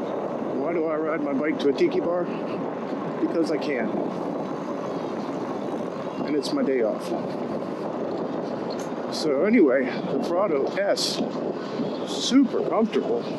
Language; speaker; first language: English; native; English